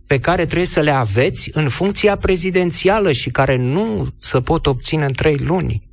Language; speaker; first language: Romanian; native; Romanian